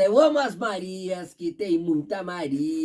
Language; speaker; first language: Portuguese; native; Portuguese